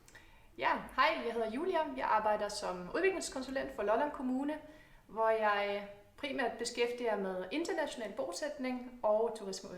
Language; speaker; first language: Danish; non-native, fluent; German